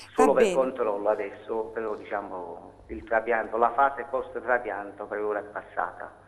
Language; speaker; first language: Italian; native; Italian